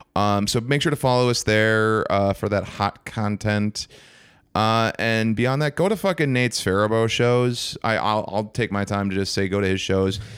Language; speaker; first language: English; native; English